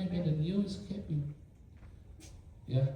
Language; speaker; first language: Dutch; non-native, learner; Indonesian